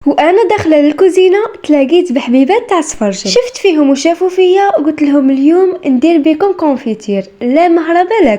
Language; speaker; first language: Arabic; native; Arabic